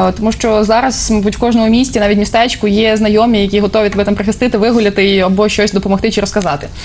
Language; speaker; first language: Ukrainian; native; Ukrainian